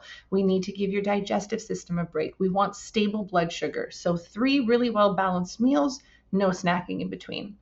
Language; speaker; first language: English; native; English